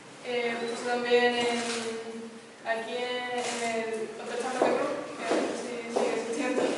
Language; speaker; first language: Spanish; native; Spanish